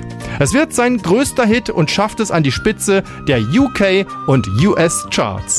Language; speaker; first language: German; native; German